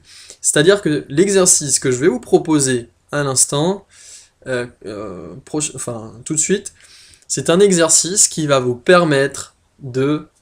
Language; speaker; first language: French; native; French